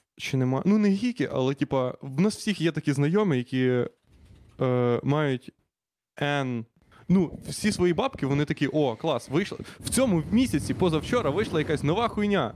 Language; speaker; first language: Ukrainian; native; Ukrainian